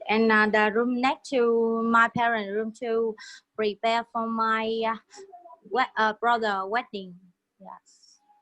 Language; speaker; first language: English; non-native, learner; Vietnamese